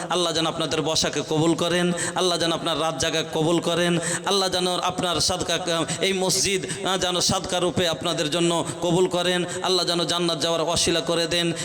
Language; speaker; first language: Bangla; non-native, local second language; Bhojpuri